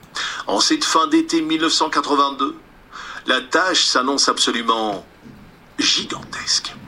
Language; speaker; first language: French; native; French